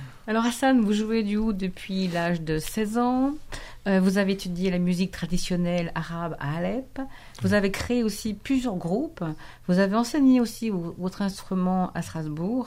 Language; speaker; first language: French; native; French